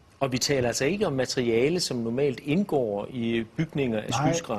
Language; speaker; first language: Danish; native; Danish